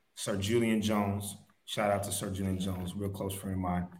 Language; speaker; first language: English; native; English